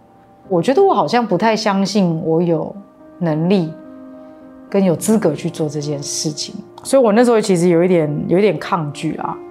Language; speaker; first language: Chinese; native; Chinese